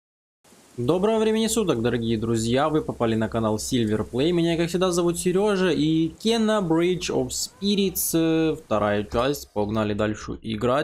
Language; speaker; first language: Russian; native; Russian